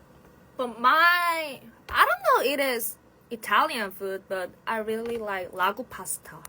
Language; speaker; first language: English; non-native, learner; Korean